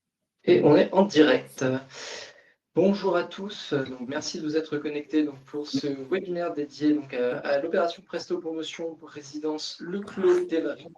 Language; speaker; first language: French; native; French